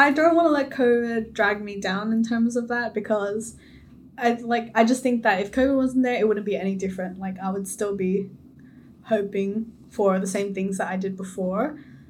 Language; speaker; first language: English; native; English